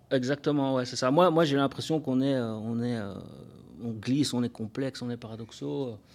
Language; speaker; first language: French; native; French